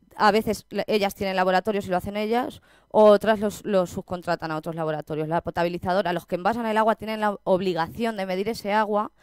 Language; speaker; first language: Spanish; native; Spanish